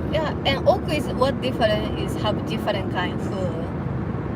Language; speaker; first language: English; non-native, learner; Japanese